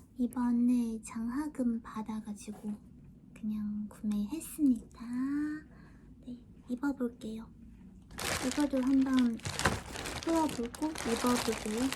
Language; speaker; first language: Korean; non-native, fluent; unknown